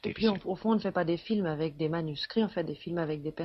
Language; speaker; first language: French; native; French